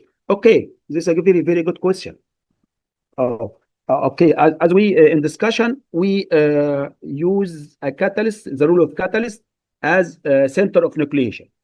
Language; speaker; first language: English; non-native, fluent; Arabic